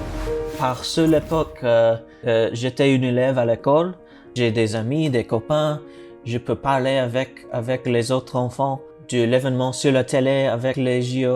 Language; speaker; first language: French; non-native, learner; English